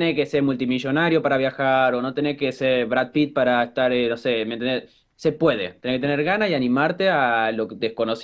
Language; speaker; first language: Spanish; native; Spanish